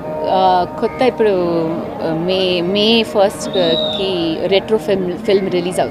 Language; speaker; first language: Telugu; non-native, fluent; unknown